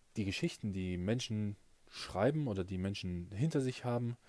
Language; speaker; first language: German; native; German